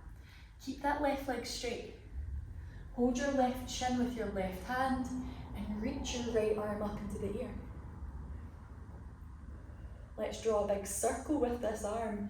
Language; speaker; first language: English; native; English